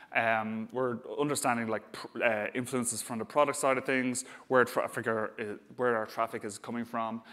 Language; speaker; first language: English; native; English